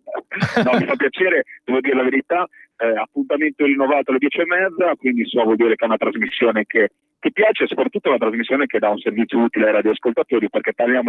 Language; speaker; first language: Italian; native; Italian